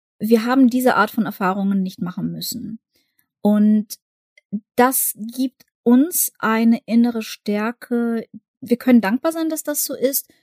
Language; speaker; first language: German; early bilingual, other home language; Russian